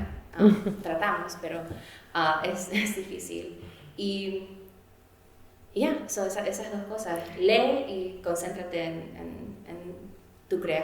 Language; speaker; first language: Spanish; early bilingual, heritage; Spanish